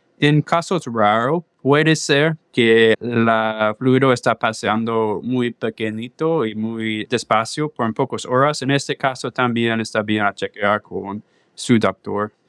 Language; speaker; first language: Spanish; non-native, learner; English